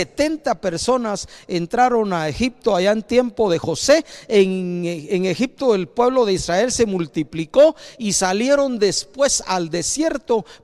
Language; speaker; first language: Spanish; native; Spanish